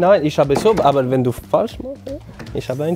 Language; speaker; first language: German; non-native, learner; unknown